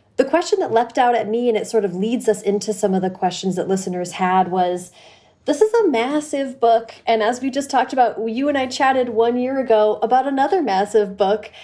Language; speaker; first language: English; native; English